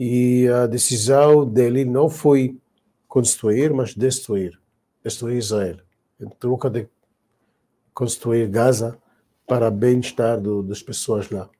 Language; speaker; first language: Portuguese; non-native, fluent; Hebrew